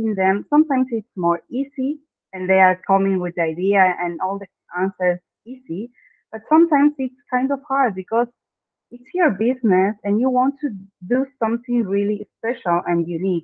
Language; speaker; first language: English; non-native, fluent; Spanish